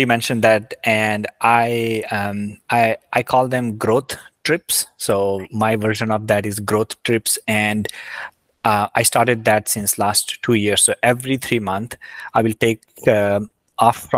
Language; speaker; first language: English; non-native, local second language; Gujarati